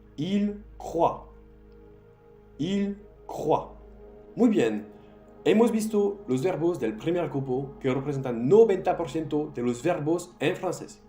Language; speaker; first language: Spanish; non-native, fluent; French